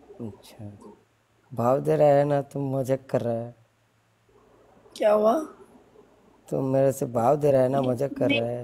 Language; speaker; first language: Hindi; non-native, learner; Bangla